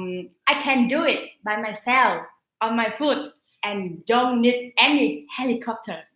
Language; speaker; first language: English; non-native, learner; Vietnamese